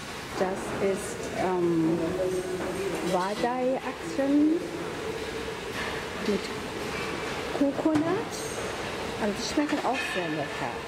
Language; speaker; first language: German; non-native, fluent; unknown